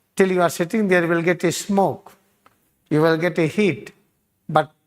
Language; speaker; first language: English; non-native, local second language; Hindi